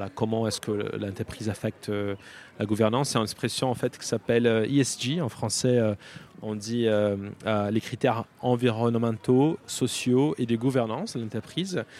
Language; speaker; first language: French; non-native, fluent; Portuguese